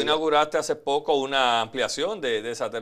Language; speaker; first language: Spanish; native; Spanish